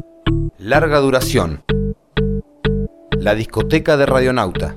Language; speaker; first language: Spanish; native; Spanish